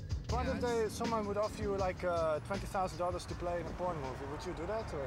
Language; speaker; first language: English; non-native, fluent; Dutch